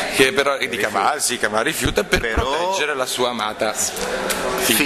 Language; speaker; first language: Italian; native; Italian